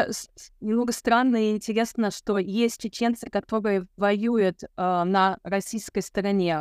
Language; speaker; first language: Russian; non-native, local second language; Ukrainian